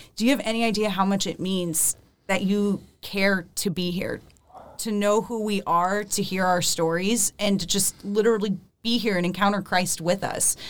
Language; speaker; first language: English; native; English